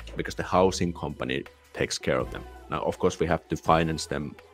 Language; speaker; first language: English; non-native, fluent; Finnish